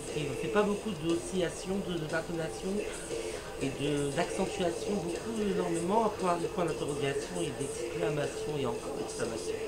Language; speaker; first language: French; early bilingual, other home language; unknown